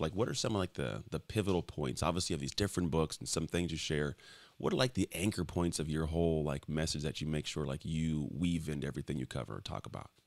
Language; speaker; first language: English; native; English